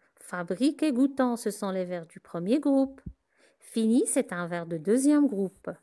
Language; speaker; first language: French; non-native, local second language; Arabic